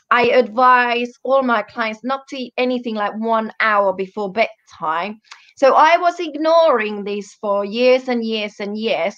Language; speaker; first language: English; non-native, fluent; Finnish